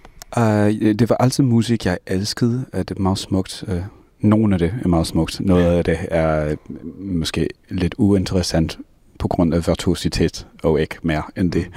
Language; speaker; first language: Danish; non-native, fluent; English